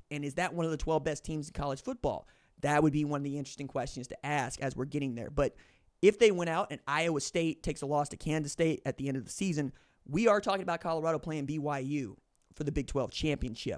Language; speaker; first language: English; native; English